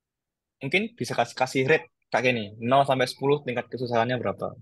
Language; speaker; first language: Indonesian; native; Indonesian